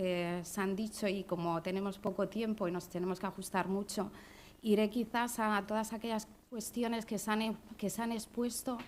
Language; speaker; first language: Spanish; native; Spanish